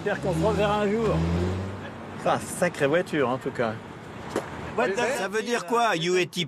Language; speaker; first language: French; native; French